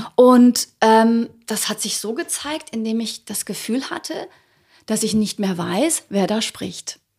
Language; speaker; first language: German; early bilingual, other home language; Croatian